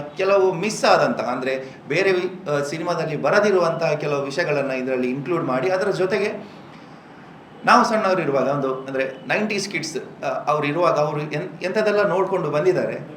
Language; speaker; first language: Kannada; non-native, local second language; Tulu